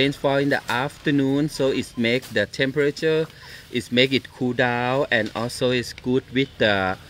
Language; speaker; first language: English; non-native, learner; Thai